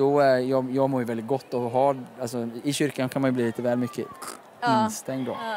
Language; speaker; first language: Swedish; native; Swedish